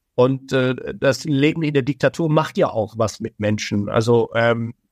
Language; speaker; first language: German; early bilingual, other home language; Persian